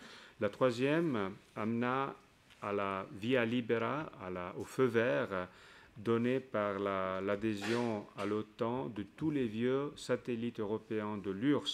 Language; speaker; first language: French; non-native, fluent; Italian